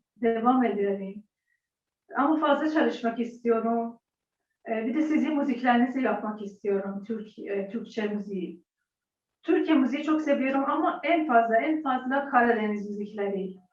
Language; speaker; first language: Turkish; non-native, learner; Persian